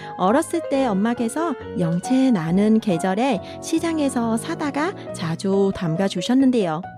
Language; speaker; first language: Korean; non-native, fluent; Vietnamese